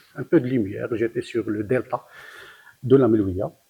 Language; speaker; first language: French; non-native, local second language; Arabic